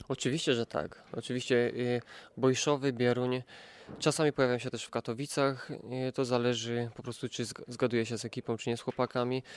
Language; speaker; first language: Polish; native; Polish